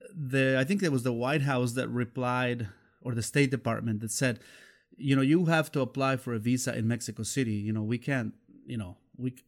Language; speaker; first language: English; non-native, fluent; Spanish